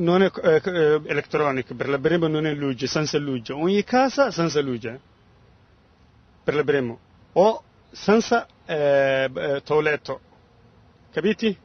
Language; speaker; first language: Italian; non-native, learner; Somali